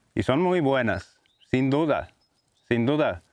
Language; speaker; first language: Spanish; non-native, fluent; Latvian